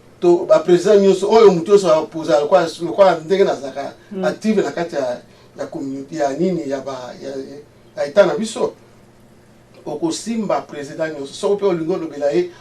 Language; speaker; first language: Lingala; non-native, local second language; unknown